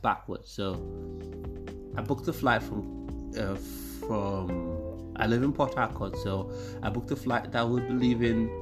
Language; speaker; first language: English; non-native, local second language; Igbo